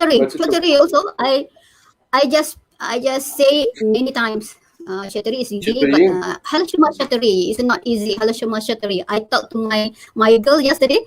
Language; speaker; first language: English; non-native, learner; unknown